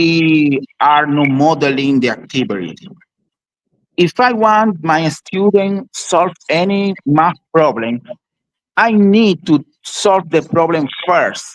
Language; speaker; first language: English; non-native, learner; Spanish